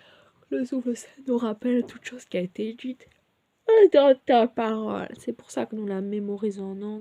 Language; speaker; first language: French; native; French